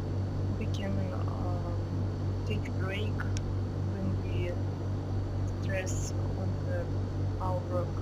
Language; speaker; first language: English; non-native, learner; Russian